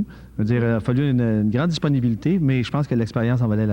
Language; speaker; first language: French; native; French